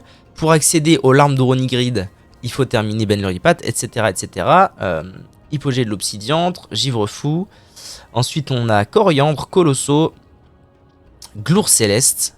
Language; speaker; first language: French; native; French